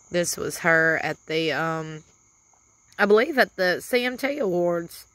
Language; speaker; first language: English; native; English